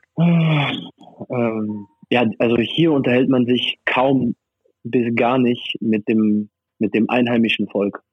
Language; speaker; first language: German; non-native, fluent; French